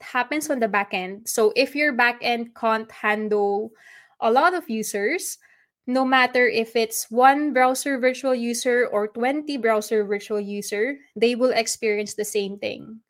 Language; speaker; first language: English; non-native, local second language; Filipino